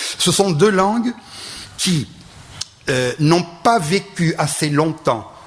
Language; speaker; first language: French; non-native, local second language; Ladino